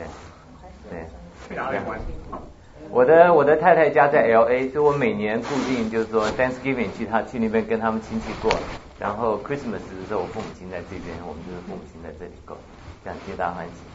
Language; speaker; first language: Chinese; native; Chinese